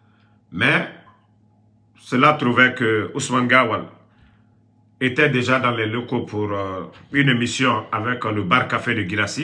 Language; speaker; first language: French; non-native, local second language; Susu